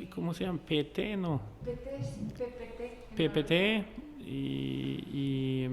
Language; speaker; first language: Spanish; non-native, fluent; Norwegian